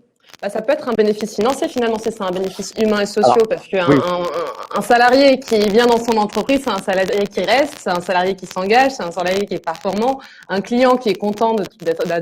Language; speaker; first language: French; native; French